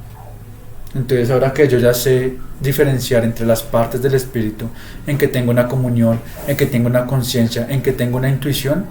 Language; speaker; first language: Spanish; native; Spanish